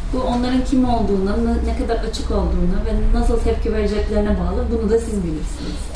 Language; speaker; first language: Turkish; native; Turkish